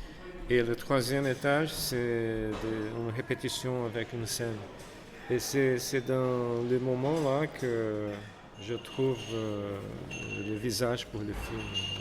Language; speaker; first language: French; non-native, fluent; Portuguese